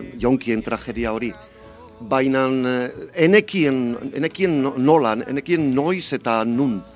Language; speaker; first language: Basque; non-native, local second language; Spanish